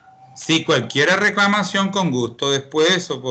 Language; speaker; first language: Spanish; native; Spanish